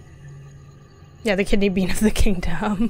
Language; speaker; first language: English; native; English